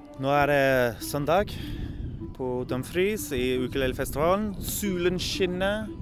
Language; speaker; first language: Norwegian; non-native, learner; English